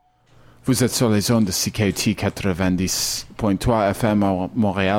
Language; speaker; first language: French; non-native, learner; English